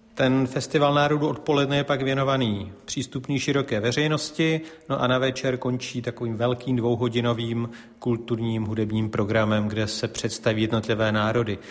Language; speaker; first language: Czech; native; Czech